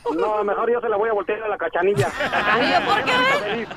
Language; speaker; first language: Spanish; native; Spanish